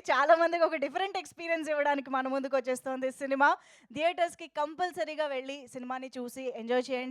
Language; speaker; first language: Telugu; native; Telugu